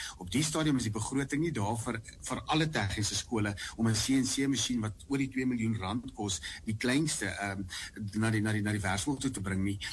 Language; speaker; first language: Afrikaans; native; Afrikaans